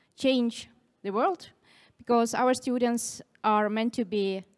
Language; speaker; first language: English; non-native, fluent; Estonian